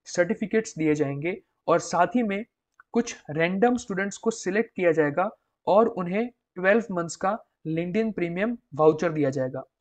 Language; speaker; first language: Hindi; non-native, local second language; Gujarati